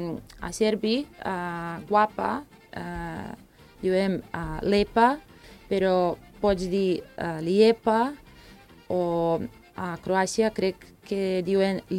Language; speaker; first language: Catalan; non-native, learner; Serbian